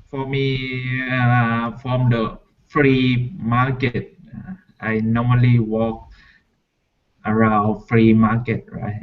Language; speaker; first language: English; non-native, learner; Thai